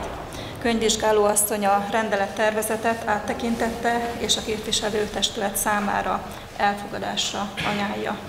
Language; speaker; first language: Hungarian; native; Hungarian